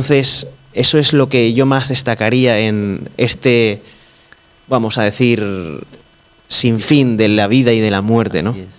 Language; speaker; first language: Spanish; native; Spanish